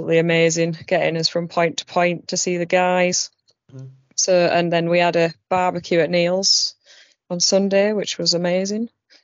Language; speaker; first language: English; native; English